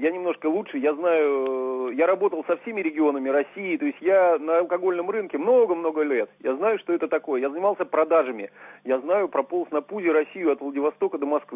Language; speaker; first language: Russian; native; Russian